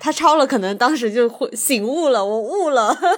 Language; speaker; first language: Chinese; native; Chinese